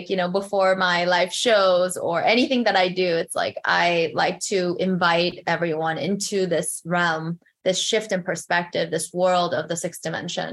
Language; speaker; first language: English; early bilingual, other home language; Korean